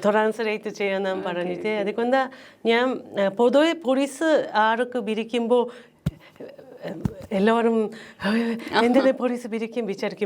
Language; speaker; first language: Malayalam; non-native, learner; Japanese